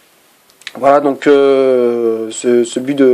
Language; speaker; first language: French; native; French